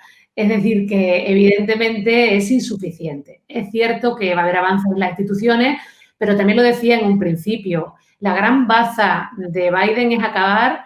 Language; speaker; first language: Spanish; native; Spanish